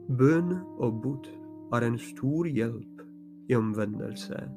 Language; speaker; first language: Norwegian; non-native, fluent; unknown